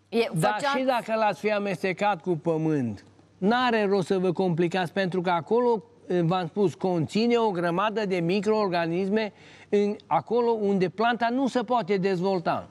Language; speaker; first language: Romanian; native; Romanian